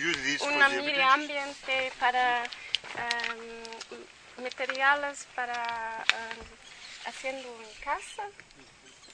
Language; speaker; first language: Spanish; non-native, learner; English